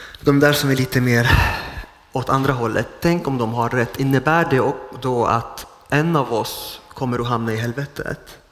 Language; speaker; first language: Swedish; non-native, fluent; Arabic